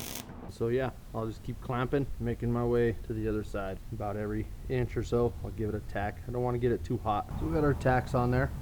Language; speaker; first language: English; native; English